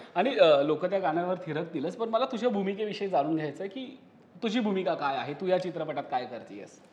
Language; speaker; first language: Marathi; native; Marathi